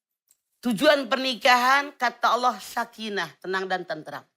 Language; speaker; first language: Indonesian; native; Indonesian